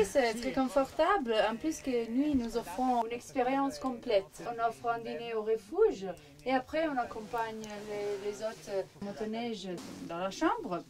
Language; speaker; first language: French; non-native, fluent; Italian